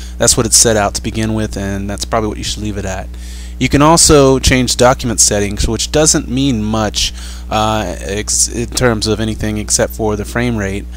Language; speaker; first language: English; native; English